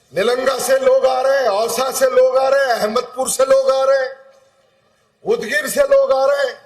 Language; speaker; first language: Hindi; non-native, local second language; Marathi